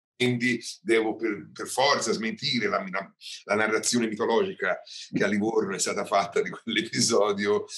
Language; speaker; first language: Italian; native; Italian